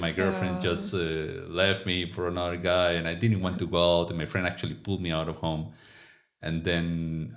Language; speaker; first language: English; non-native, fluent; Spanish